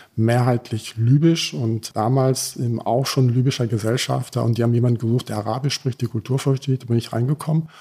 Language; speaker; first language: German; early bilingual, heritage; German